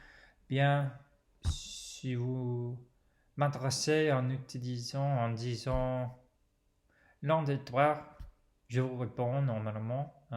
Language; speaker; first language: French; non-native, fluent; English